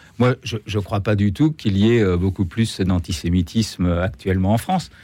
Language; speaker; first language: French; native; French